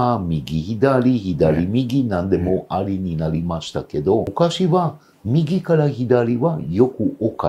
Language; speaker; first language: Japanese; non-native, fluent; Hebrew